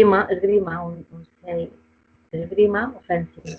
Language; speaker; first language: English; non-native, learner; Spanish